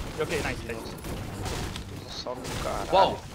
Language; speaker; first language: English; non-native, learner; Portuguese